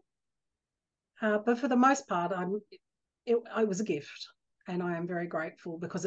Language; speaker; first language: English; native; English